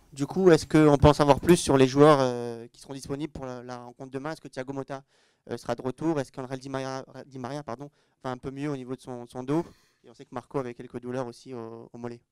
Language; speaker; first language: French; native; French